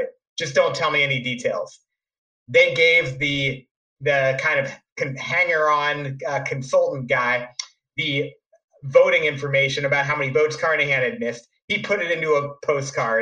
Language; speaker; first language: English; native; English